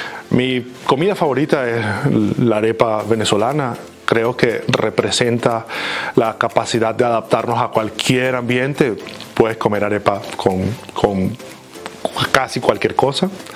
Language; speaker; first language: Spanish; native; Spanish